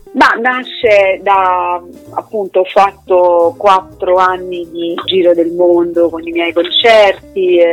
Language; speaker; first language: Italian; native; Italian